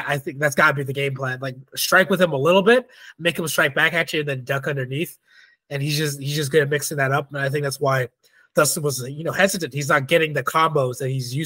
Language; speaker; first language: English; native; English